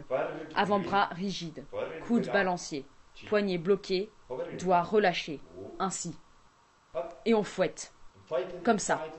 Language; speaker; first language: French; native; French